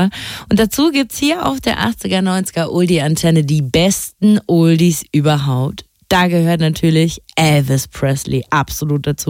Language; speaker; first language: German; native; German